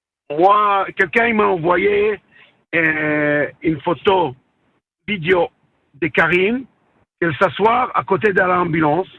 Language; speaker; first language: French; non-native, learner; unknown